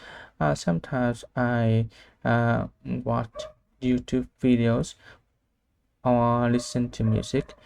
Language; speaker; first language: English; non-native, learner; Vietnamese